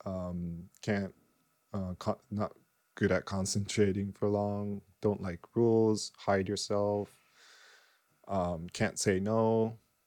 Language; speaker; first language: English; non-native, fluent; Japanese